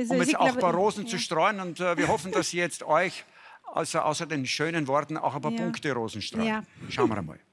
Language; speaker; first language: German; native; German